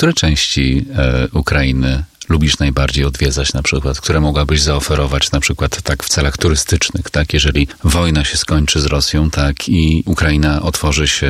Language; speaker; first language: Polish; native; Polish